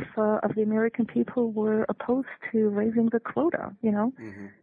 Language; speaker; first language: English; non-native, fluent; German